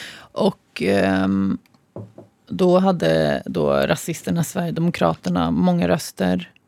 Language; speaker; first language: Swedish; early bilingual, other home language; Arabic